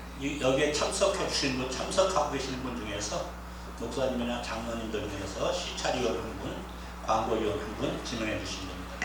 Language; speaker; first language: Korean; native; Korean